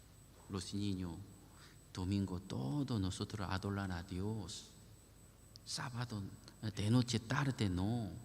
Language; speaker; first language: Spanish; non-native, learner; Korean